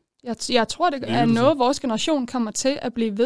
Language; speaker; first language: Danish; native; Danish